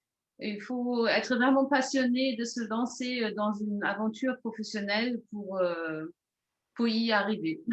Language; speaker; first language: French; non-native, fluent; German